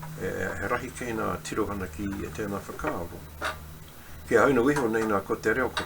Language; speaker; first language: Māori; non-native, local second language; English